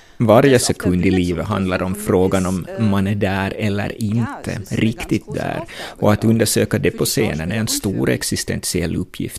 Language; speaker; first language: Swedish; native; Swedish